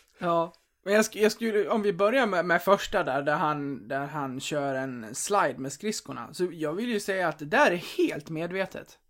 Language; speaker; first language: Swedish; native; Swedish